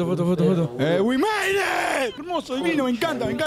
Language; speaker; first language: Spanish; native; Spanish